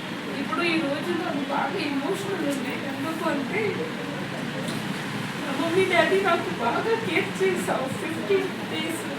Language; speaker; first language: Telugu; non-native, learner; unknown